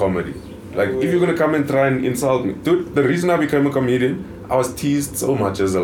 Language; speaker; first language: English; native; English